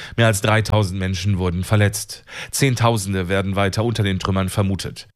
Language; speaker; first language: German; native; German